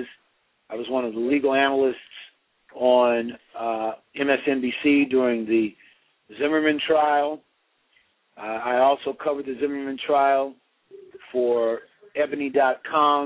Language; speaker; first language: English; native; English